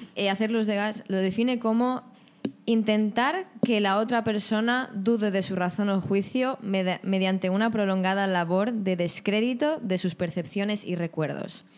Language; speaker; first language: Spanish; native; Spanish